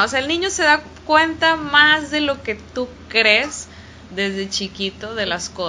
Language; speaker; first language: Spanish; native; Spanish